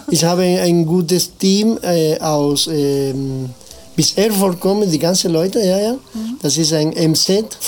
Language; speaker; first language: German; non-native, fluent; Spanish